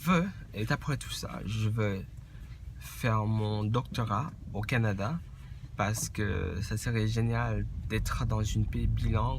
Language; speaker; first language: French; non-native, fluent; English